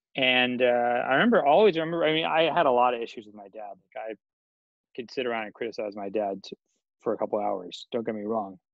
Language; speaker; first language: English; native; English